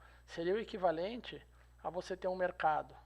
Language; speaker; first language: Portuguese; native; Portuguese